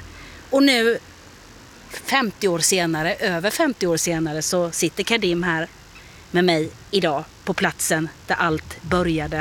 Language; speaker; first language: Swedish; native; Swedish